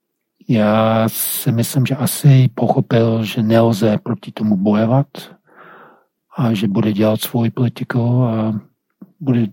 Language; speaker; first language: Czech; non-native, fluent; English